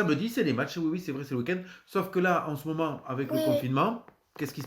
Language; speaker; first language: French; native; French